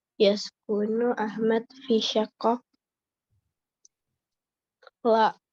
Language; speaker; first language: Arabic; non-native, learner; Indonesian